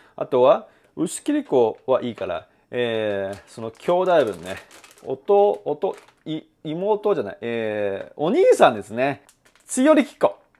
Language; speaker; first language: Japanese; non-native, fluent; Chinese